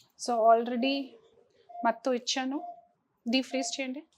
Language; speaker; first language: Telugu; non-native, fluent; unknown